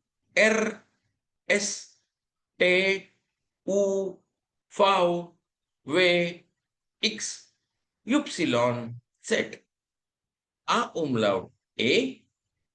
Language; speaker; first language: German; non-native, fluent; Telugu